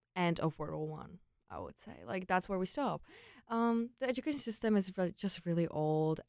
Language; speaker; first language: English; non-native, fluent; Czech